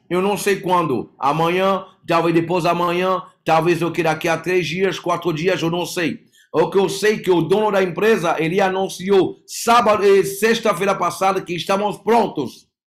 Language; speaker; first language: Portuguese; non-native, fluent; French